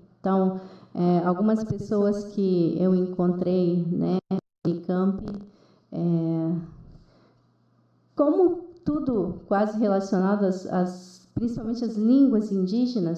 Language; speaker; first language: Portuguese; non-native, local second language; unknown